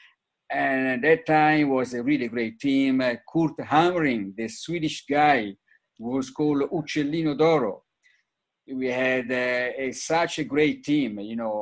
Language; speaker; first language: English; non-native, fluent; Italian